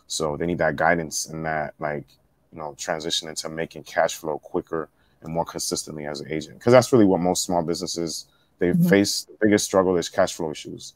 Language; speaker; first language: English; native; English